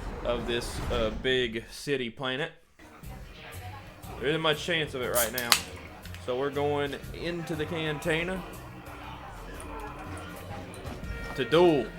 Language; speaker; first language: English; native; English